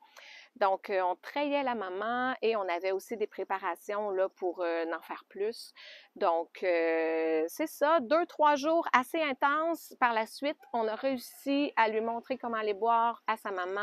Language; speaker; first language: French; native; French